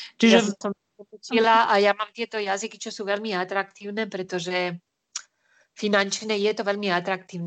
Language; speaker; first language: Slovak; non-native, fluent; Spanish